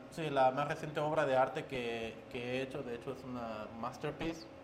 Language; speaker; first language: Spanish; native; Spanish